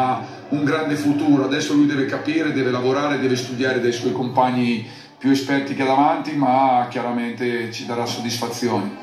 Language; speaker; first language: Italian; native; Italian